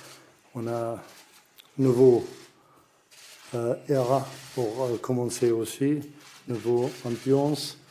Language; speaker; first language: French; non-native, learner; Arabic